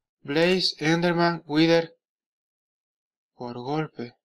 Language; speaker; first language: Spanish; native; Spanish